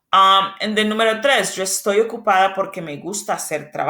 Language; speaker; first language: Spanish; non-native, fluent; English